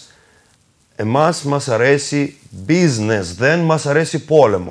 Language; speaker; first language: Greek; non-native, fluent; Russian